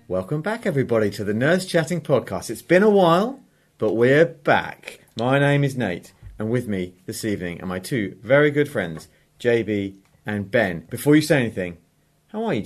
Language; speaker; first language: English; native; English